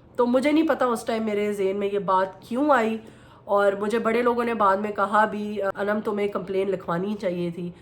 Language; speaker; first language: Urdu; native; Urdu